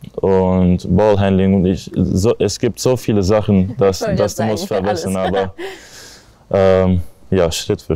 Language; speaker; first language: German; non-native, learner; English